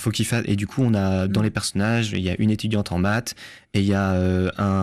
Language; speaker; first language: French; native; French